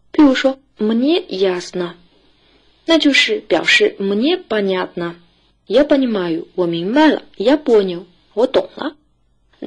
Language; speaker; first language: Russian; non-native, fluent; Chinese